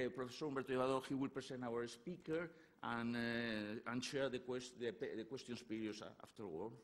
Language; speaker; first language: English; non-native, fluent; Catalan